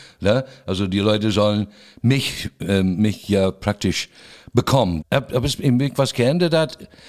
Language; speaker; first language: German; non-native, fluent; English